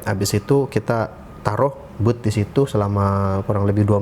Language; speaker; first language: Indonesian; native; Indonesian